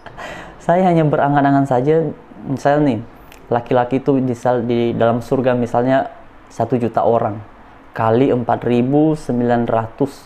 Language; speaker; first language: Indonesian; native; Indonesian